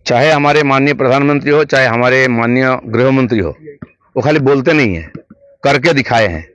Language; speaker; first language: Hindi; non-native, local second language; Bangla